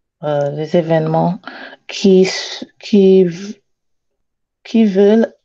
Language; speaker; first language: French; non-native, learner; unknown